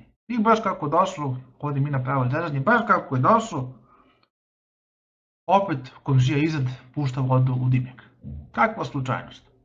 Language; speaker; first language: Bosnian; native; Bosnian